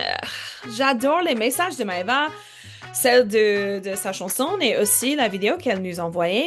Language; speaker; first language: French; non-native, fluent; English